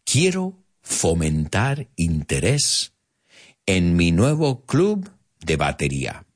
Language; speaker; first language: Spanish; non-native, fluent; English